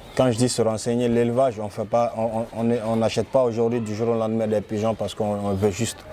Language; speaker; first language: French; non-native, local second language; Fula